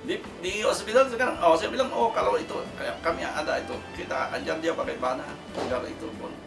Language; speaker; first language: Indonesian; non-native, fluent; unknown